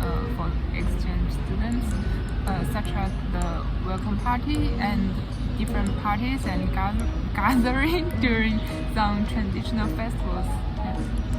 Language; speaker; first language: English; non-native, fluent; Chinese